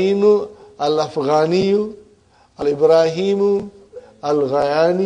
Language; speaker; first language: Arabic; non-native, fluent; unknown